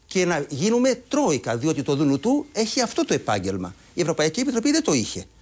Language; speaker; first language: Greek; native; Greek